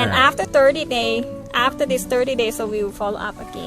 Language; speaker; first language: English; non-native, learner; Thai